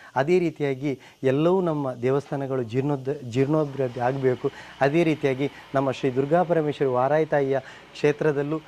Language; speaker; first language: Kannada; native; Kannada